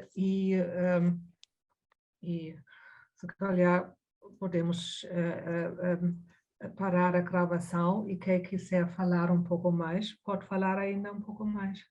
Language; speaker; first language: Portuguese; non-native, fluent; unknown